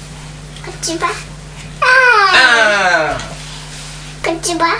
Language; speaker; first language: Japanese; native; Japanese